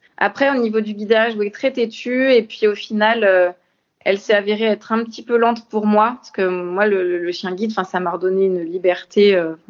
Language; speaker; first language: French; native; French